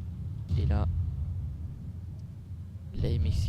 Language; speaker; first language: French; native; French